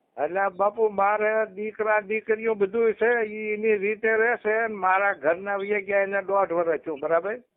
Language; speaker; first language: Gujarati; native; Gujarati